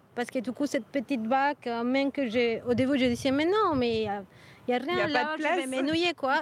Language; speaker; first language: French; non-native, fluent; Spanish